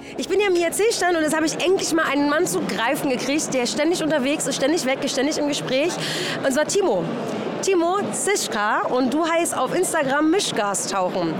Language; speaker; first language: German; native; German